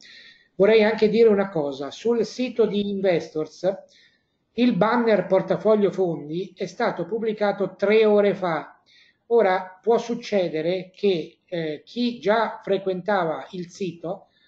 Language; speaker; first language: Italian; native; Italian